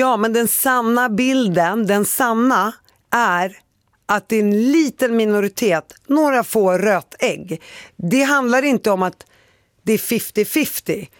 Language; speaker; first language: Swedish; early bilingual, other home language; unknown